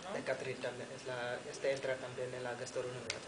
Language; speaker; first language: Spanish; non-native, learner; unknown